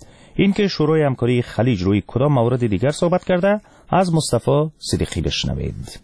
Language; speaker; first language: Persian; native; Persian